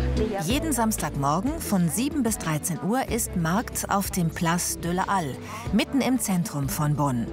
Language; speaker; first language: German; native; German